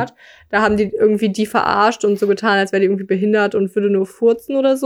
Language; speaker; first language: German; native; German